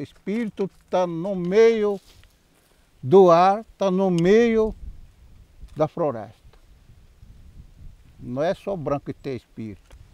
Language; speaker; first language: Portuguese; non-native, local second language; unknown